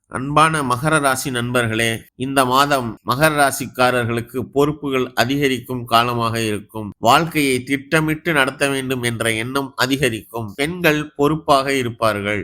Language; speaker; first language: Tamil; native; Tamil